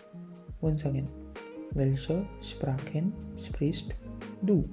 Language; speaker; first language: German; non-native, fluent; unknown